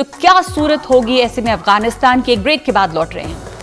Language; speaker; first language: Hindi; native; Hindi